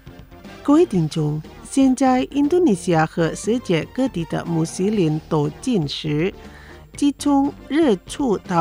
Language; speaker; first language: Chinese; early bilingual, heritage; Chinese